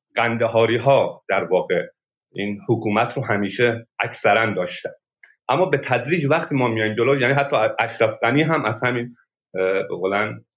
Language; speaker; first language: Persian; native; Persian